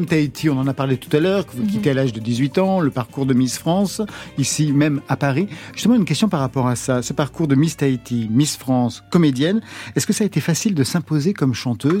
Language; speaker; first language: French; native; French